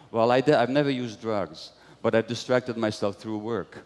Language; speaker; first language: English; non-native, fluent; Hungarian